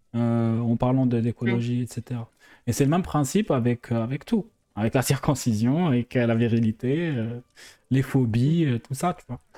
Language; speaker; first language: French; non-native, local second language; Arabic